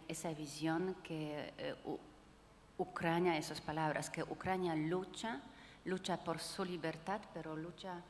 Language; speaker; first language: Spanish; non-native, fluent; Polish